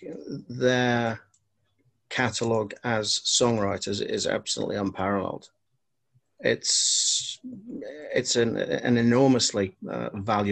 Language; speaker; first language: English; non-native, local second language; Welsh